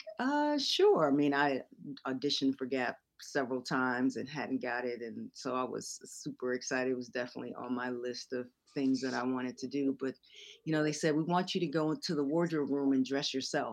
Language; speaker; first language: English; native; English